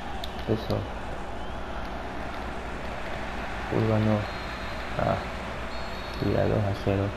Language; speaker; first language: Spanish; native; Spanish